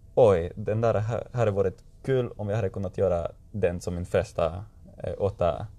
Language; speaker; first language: Swedish; non-native, fluent; Spanish